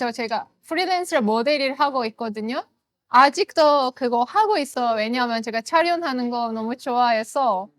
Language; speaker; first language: Korean; non-native, learner; Azerbaijani